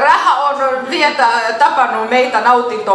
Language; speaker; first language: Finnish; non-native, fluent; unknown